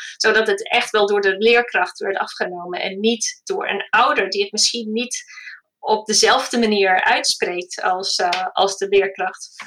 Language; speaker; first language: Dutch; non-native, fluent; English